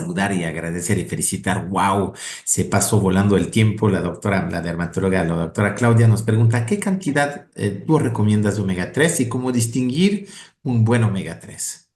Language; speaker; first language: Spanish; native; Spanish